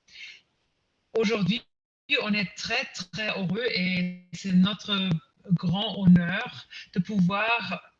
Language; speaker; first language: French; non-native, fluent; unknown